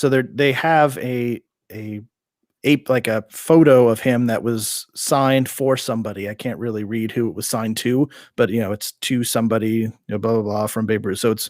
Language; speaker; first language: English; native; English